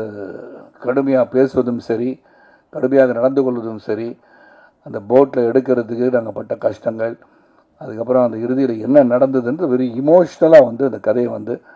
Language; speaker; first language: Tamil; native; Tamil